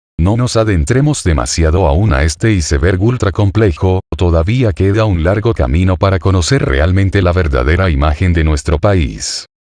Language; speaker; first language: Spanish; native; Spanish